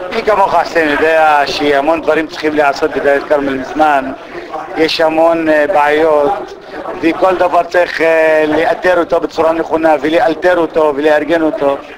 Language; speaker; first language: Hebrew; non-native, local second language; Arabic